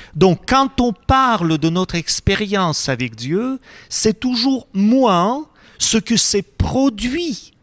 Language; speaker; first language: French; non-native, fluent; Russian